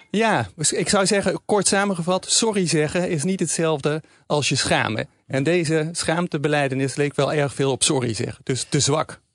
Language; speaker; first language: Dutch; native; Dutch